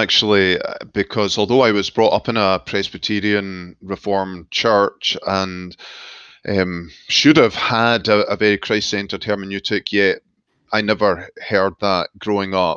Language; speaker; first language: English; native; English